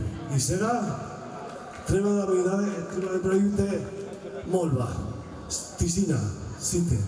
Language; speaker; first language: Macedonian; non-native, learner; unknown